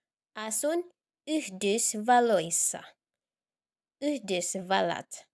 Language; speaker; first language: Finnish; non-native, learner; Cebuano